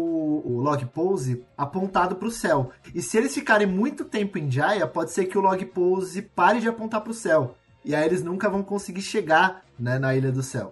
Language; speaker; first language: Portuguese; native; Portuguese